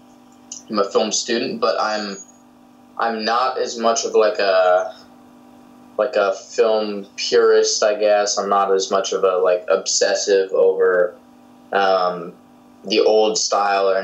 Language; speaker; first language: English; native; English